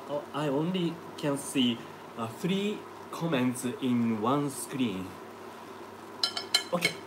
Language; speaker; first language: English; non-native, learner; Japanese